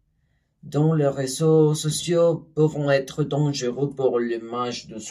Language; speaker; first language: French; non-native, learner; Spanish